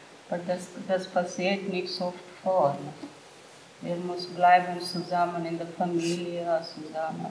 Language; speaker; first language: German; non-native, learner; Telugu